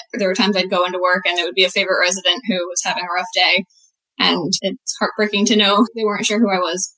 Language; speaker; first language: English; native; English